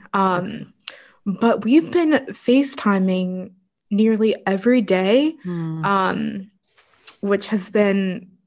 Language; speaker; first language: English; native; English